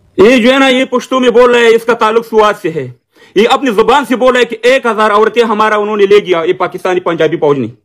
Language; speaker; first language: Urdu; non-native, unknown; Pashto